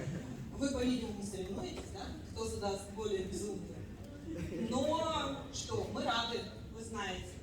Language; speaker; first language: Russian; native; Russian